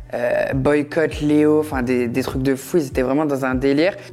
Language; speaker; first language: French; native; French